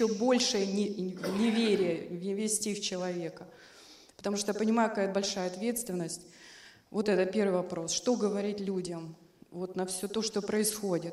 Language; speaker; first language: Russian; native; Russian